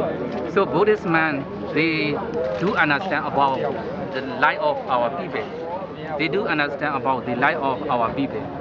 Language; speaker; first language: English; non-native, learner; Burmese